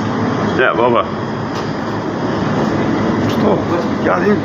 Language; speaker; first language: Russian; non-native, learner; English